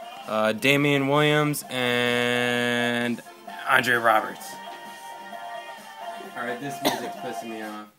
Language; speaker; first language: English; native; English